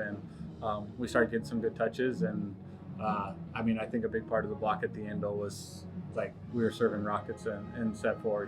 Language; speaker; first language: English; native; English